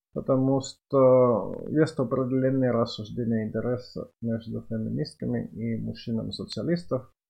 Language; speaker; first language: Russian; non-native, fluent; Finnish